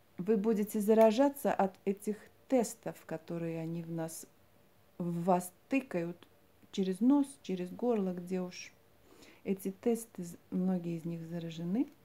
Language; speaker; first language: Russian; non-native, local second language; Latvian